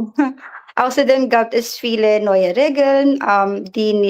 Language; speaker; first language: German; non-native, learner; Filipino